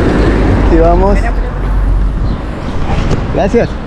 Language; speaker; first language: Spanish; native; Spanish